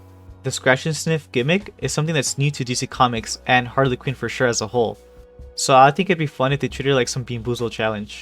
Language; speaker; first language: English; native; English